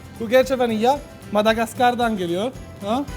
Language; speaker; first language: Turkish; non-native, learner; Italian